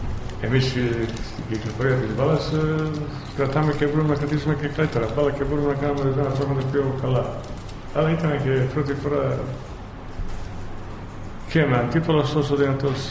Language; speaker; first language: Greek; non-native, learner; Spanish